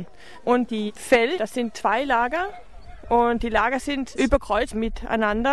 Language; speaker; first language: German; non-native, learner; Swedish